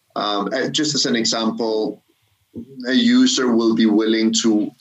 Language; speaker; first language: English; non-native, fluent; Danish